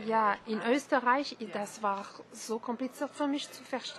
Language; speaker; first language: German; non-native, learner; French